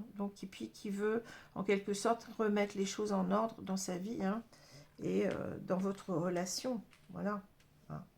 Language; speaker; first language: French; native; French